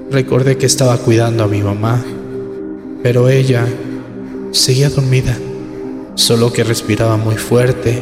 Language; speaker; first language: Spanish; native; Spanish